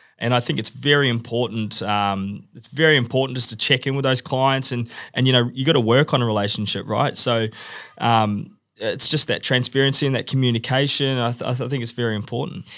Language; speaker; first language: English; native; English